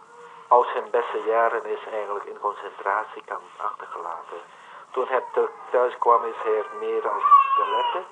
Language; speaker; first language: Dutch; non-native, learner; Vietnamese